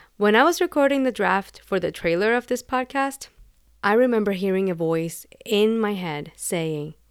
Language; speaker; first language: English; non-native, fluent; Spanish